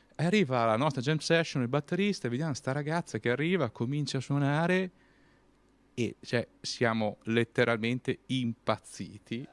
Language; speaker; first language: Italian; native; Italian